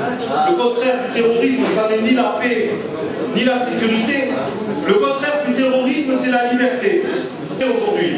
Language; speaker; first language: French; native; French